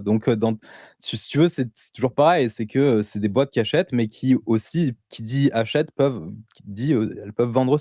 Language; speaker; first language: French; native; French